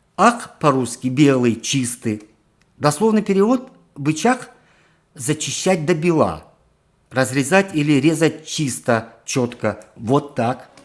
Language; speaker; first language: Russian; non-native, local second language; Karachay-Balkar